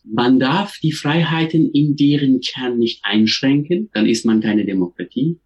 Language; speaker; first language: German; non-native, fluent; Turkish